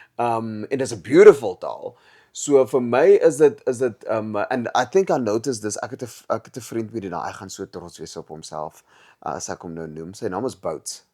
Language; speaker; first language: Afrikaans; non-native, local second language; Tswana